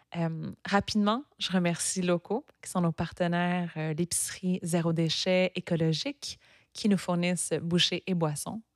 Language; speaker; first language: French; native; French